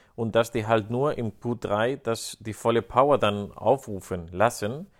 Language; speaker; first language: German; non-native, fluent; Spanish